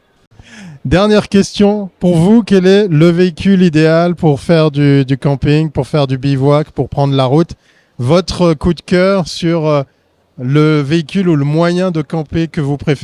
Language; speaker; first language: French; native; French